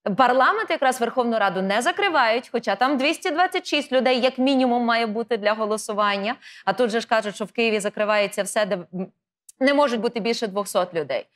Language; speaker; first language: Ukrainian; native; Ukrainian